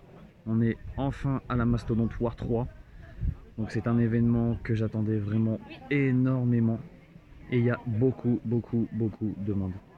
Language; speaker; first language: French; native; French